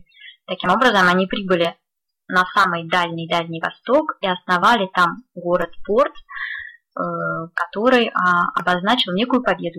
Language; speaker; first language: Russian; native; Russian